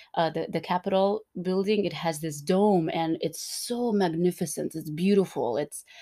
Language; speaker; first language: English; non-native, fluent; Turkmen